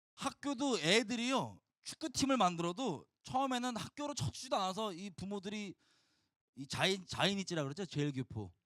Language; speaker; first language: Korean; native; Korean